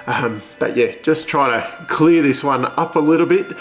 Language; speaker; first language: English; native; English